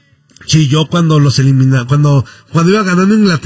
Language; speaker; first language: Spanish; native; Spanish